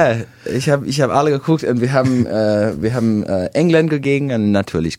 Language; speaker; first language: German; non-native, learner; English